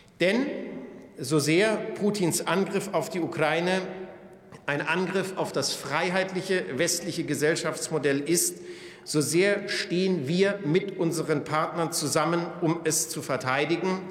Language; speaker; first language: German; native; German